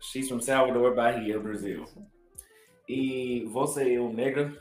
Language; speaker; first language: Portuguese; non-native, learner; English